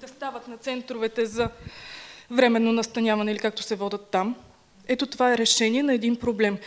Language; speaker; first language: Bulgarian; native; Bulgarian